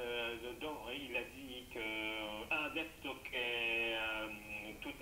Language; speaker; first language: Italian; non-native, learner; French